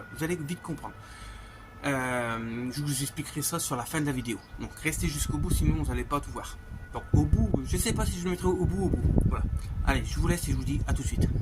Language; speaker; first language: French; native; French